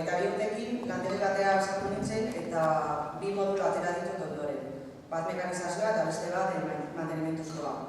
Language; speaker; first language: Basque; non-native, local second language; Spanish